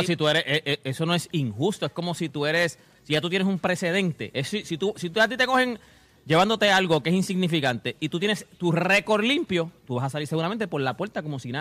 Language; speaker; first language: Spanish; native; Spanish